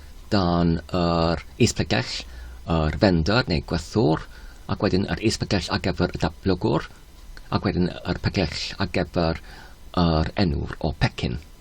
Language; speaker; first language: Welsh; non-native, learner; Polish